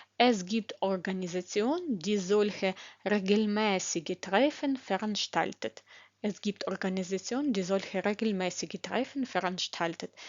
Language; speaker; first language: German; non-native, fluent; Ukrainian